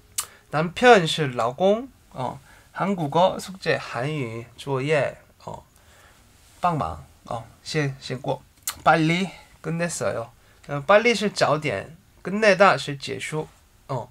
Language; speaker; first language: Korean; non-native, fluent; Chinese